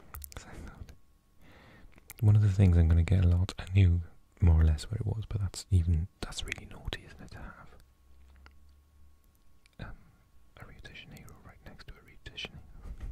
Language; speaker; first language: English; native; English